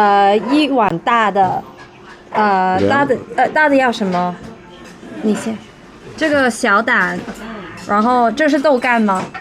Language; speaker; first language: Chinese; early bilingual, heritage; Chinese